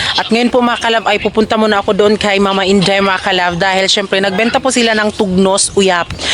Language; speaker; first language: Filipino; non-native, local second language; Cebuano